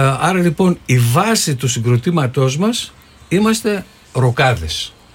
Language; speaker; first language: Greek; native; Greek